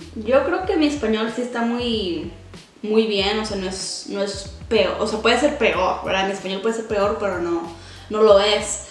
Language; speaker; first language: Spanish; early bilingual, heritage; Spanish